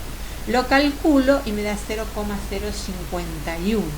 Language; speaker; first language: Spanish; native; Spanish